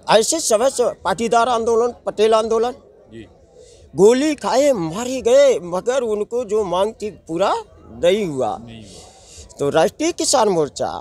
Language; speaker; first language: Hindi; native; Hindi